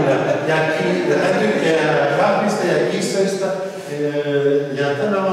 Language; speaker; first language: Finnish; non-native, learner; Russian